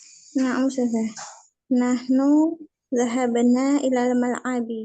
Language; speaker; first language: Arabic; non-native, learner; Indonesian